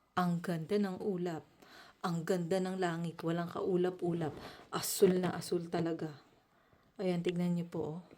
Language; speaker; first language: Filipino; native; Filipino